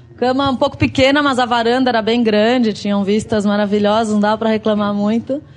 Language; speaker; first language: Portuguese; native; Portuguese